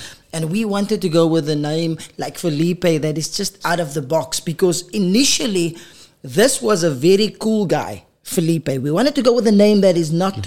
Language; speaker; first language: English; non-native, local second language; Afrikaans